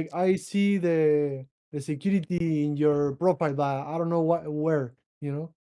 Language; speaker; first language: English; non-native, learner; Portuguese